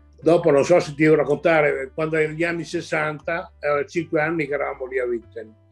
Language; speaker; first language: Italian; native; Italian